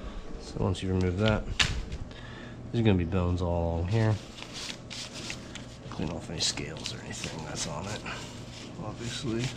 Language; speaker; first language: English; native; English